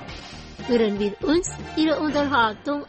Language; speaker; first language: German; non-native, fluent; Indonesian